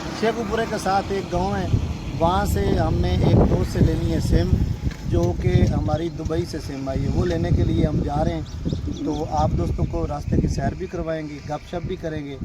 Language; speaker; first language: Urdu; non-native, local second language; Punjabi